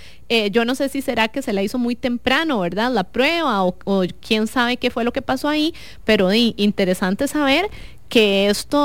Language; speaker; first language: Spanish; native; Spanish